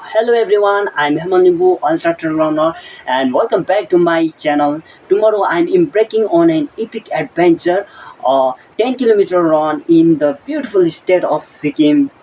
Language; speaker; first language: English; non-native, local second language; Nepali